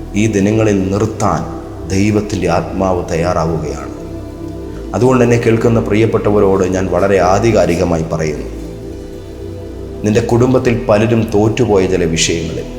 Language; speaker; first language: Malayalam; native; Malayalam